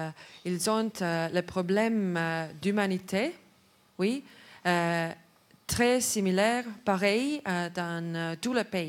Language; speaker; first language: French; non-native, learner; Estonian